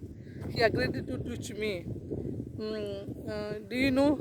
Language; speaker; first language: English; non-native, learner; Tamil